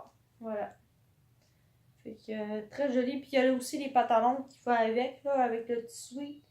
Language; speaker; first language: French; native; French